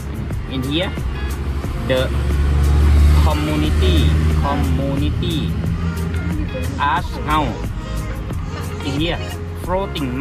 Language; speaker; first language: English; non-native, learner; Thai